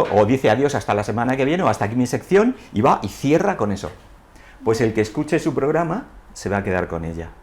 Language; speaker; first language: Spanish; native; Spanish